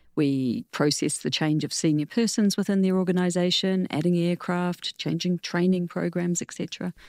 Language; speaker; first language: English; native; English